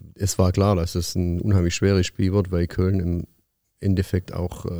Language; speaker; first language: German; native; German